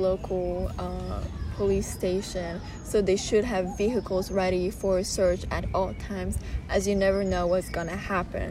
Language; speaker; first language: English; non-native, fluent; Polish